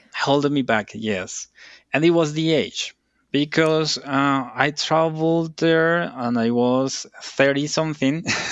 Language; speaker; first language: English; non-native, fluent; Spanish